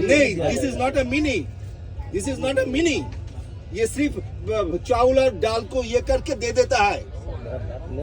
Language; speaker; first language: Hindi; non-native, local second language; Maithili